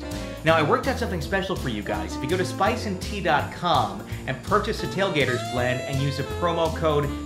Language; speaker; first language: English; native; English